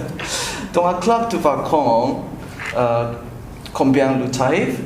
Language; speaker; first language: French; non-native, learner; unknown